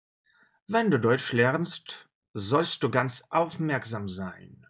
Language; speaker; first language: German; non-native, fluent; Russian